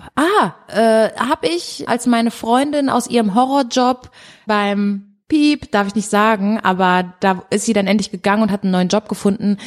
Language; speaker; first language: German; early bilingual, other home language; Portuguese